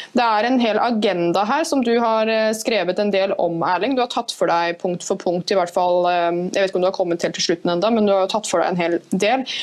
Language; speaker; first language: Norwegian; native; Norwegian